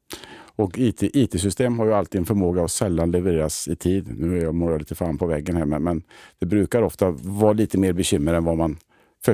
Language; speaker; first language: Swedish; native; Swedish